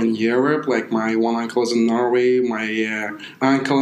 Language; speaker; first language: English; non-native, fluent; Persian